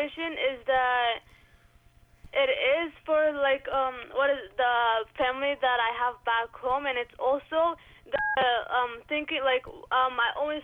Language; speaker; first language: English; early bilingual, other home language; Rohingya